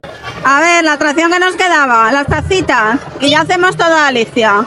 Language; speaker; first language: Spanish; native; Spanish